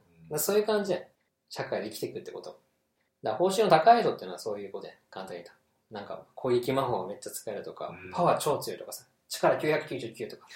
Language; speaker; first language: Japanese; native; Japanese